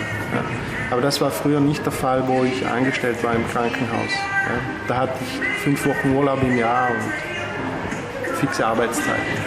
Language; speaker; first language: German; native; German